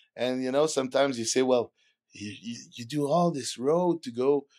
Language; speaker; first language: English; non-native, fluent; French